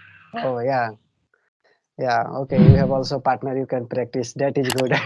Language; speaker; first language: English; non-native, learner; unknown